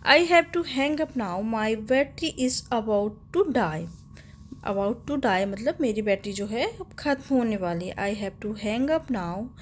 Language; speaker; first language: Hindi; native; Hindi